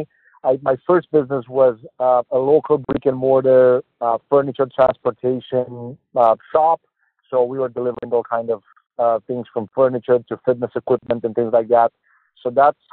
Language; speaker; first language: English; non-native, fluent; Romanian